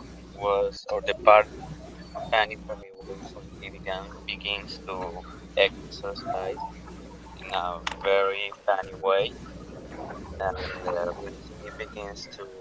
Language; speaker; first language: English; non-native, learner; Spanish